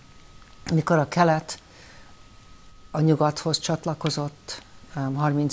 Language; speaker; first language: Hungarian; early bilingual, heritage; Hungarian